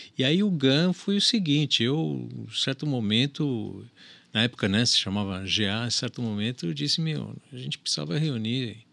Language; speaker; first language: Portuguese; early bilingual, other home language; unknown